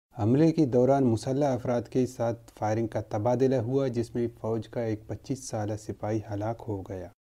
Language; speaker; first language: Urdu; non-native, local second language; Baluchi